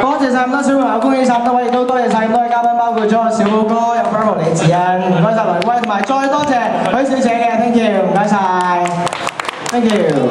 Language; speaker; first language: Cantonese; native; Cantonese